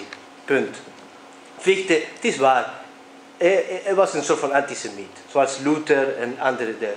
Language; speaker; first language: Dutch; non-native, fluent; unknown